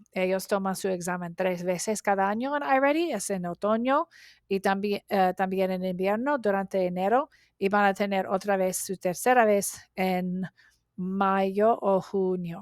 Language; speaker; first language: Spanish; non-native, learner; English